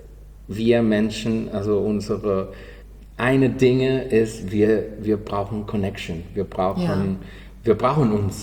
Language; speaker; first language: German; non-native, learner; Spanish